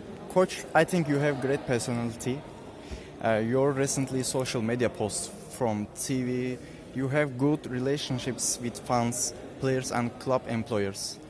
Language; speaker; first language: English; non-native, learner; Turkish